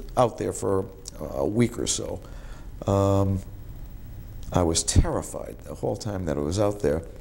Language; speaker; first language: English; native; English